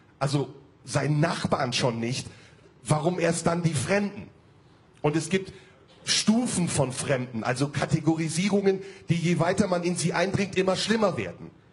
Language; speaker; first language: German; early bilingual, other home language; Turkish